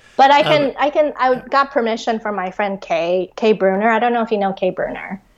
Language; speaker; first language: English; early bilingual, other home language; Chinese